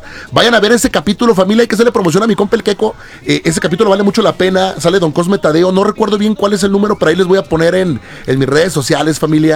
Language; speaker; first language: Spanish; native; Spanish